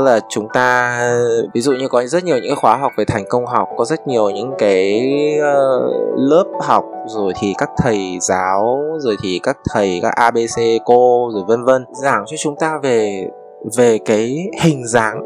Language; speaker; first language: Vietnamese; native; Vietnamese